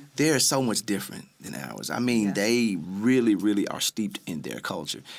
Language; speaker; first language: English; native; English